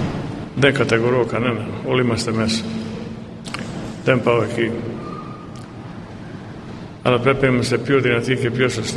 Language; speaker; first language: Greek; non-native, fluent; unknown